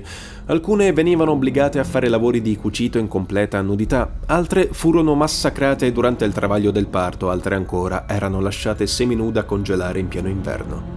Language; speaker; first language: Italian; native; Italian